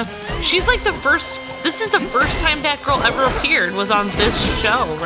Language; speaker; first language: English; native; English